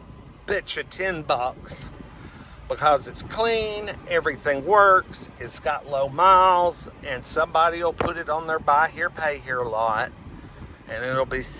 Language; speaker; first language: English; native; English